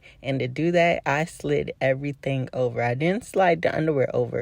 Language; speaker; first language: English; native; English